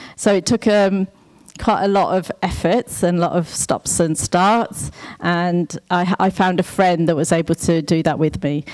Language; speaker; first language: English; native; English